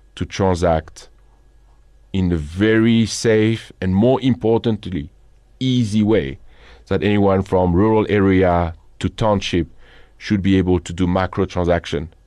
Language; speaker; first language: English; non-native, fluent; French